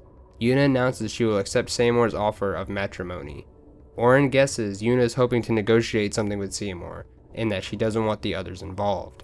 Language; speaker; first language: English; native; English